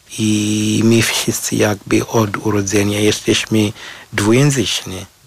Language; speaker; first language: Polish; non-native, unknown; Shona